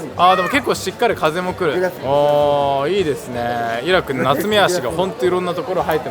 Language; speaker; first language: Japanese; native; Japanese